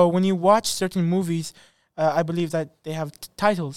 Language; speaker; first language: English; non-native, fluent; Persian